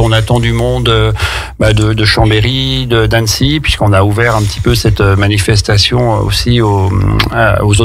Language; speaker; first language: French; native; French